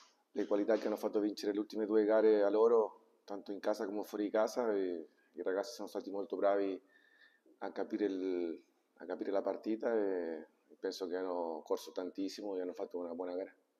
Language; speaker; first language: Italian; non-native, fluent; Spanish